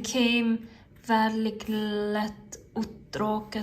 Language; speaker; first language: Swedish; non-native, learner; Kazakh